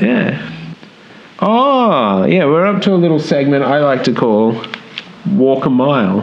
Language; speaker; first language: English; native; English